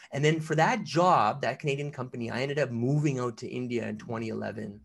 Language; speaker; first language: English; native; English